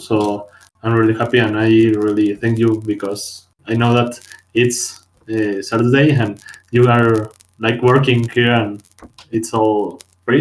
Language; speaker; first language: English; non-native, learner; Spanish